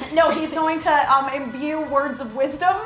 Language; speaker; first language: English; native; English